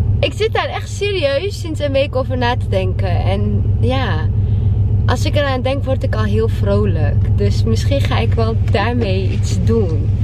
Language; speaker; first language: Dutch; non-native, fluent; Chechen